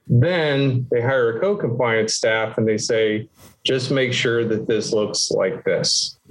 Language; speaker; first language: English; native; English